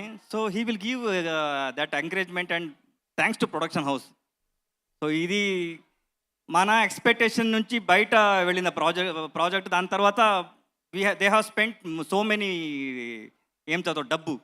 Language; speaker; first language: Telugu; non-native, learner; Kannada